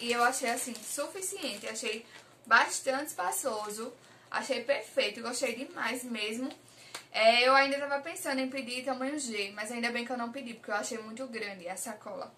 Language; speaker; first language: Portuguese; native; Portuguese